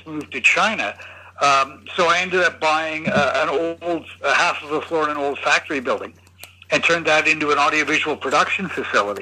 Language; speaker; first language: English; native; English